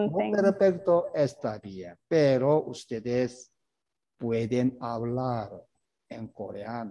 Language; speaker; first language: Spanish; non-native, learner; Korean